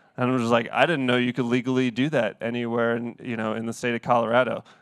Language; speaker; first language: English; native; English